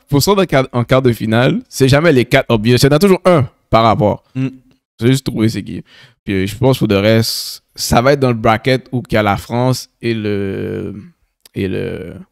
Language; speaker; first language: French; native; French